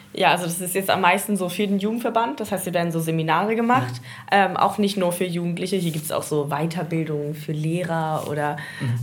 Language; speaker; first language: German; early bilingual, heritage; Danish